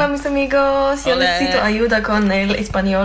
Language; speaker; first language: Spanish; non-native, learner; Swedish